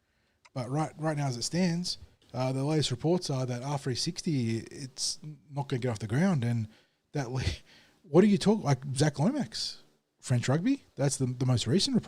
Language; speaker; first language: English; native; English